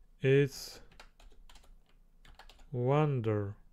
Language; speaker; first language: English; non-native, learner; Russian